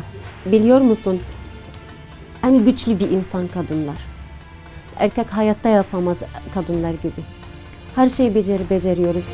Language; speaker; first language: Turkish; non-native, learner; Arabic